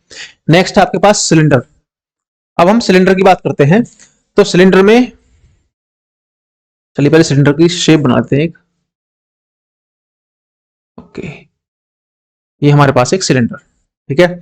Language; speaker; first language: Hindi; native; Hindi